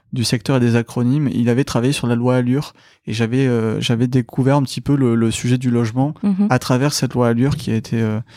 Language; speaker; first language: French; native; French